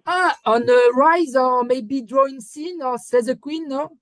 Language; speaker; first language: English; non-native, learner; French